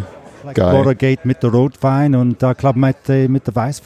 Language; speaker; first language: German; non-native, learner; English